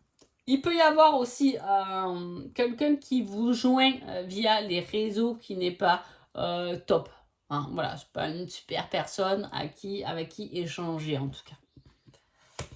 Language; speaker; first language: French; native; French